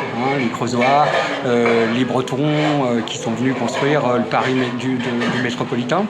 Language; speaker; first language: French; native; French